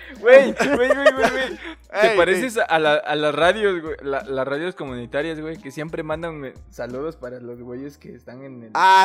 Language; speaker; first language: Spanish; native; Spanish